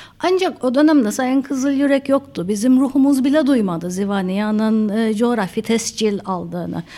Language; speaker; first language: Turkish; native; Turkish